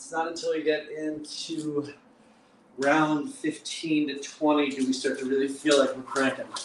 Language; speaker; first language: English; native; English